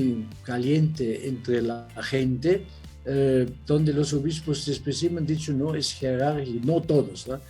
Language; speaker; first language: Spanish; non-native, fluent; German